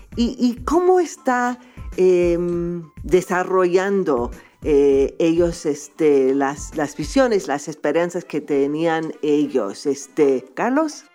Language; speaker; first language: Spanish; non-native, fluent; English